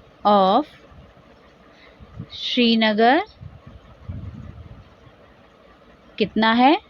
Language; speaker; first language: Hindi; native; Hindi